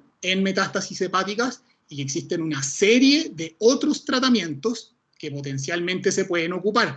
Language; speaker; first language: Spanish; native; Spanish